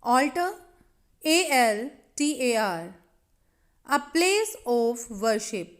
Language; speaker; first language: English; non-native, local second language; Punjabi